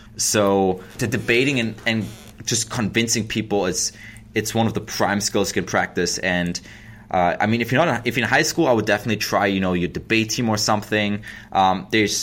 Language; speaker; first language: English; non-native, fluent; German